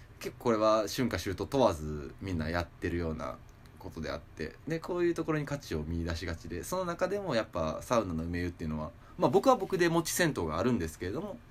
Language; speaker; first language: Japanese; native; Japanese